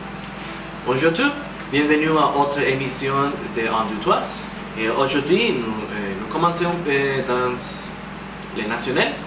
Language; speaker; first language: French; non-native, learner; Spanish